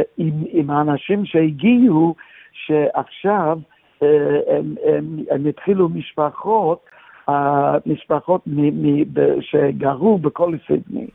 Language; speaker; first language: Hebrew; non-native, fluent; English